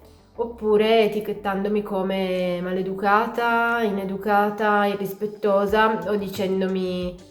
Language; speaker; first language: Italian; native; Italian